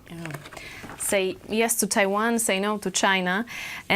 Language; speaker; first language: English; non-native, fluent; Polish